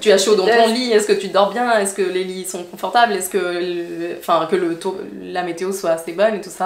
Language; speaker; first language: French; native; French